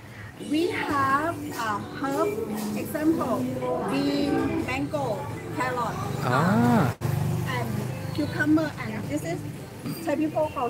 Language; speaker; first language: English; non-native, learner; Thai